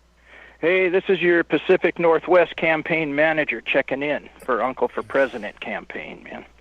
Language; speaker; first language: English; native; English